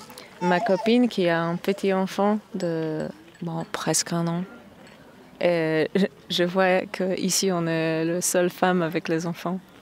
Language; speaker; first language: French; non-native, fluent; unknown